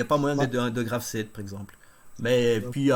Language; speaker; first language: French; native; French